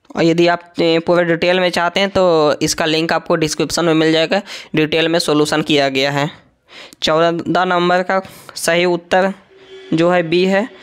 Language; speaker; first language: Hindi; native; Hindi